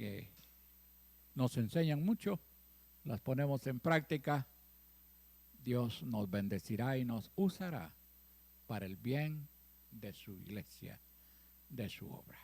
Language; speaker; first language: Spanish; native; Spanish